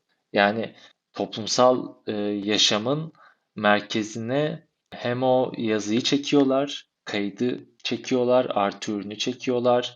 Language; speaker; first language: Turkish; native; Turkish